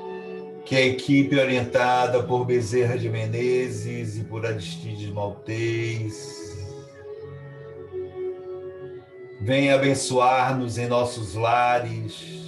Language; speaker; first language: Portuguese; native; Portuguese